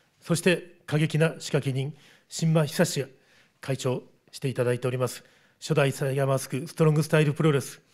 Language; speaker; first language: Japanese; native; Japanese